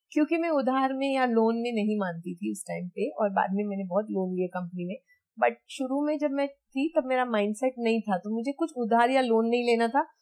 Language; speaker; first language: Hindi; non-native, local second language; Gujarati